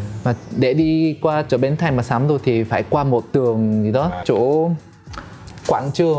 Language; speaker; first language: Vietnamese; non-native, fluent; Korean